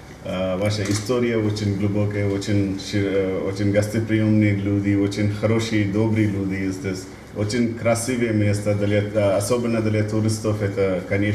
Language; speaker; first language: Russian; non-native, fluent; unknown